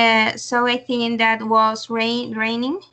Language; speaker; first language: English; non-native, learner; Spanish